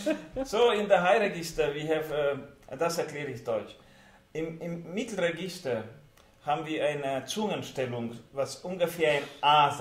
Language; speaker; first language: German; non-native, fluent; Hungarian